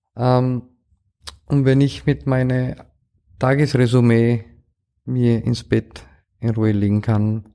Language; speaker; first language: German; non-native, fluent; Romanian